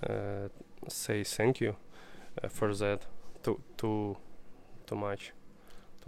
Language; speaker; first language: English; non-native, learner; Russian